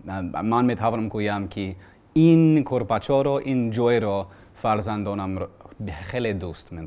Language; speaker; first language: Persian; non-native, learner; English